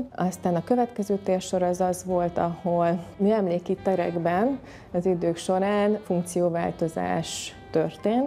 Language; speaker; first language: Hungarian; native; Hungarian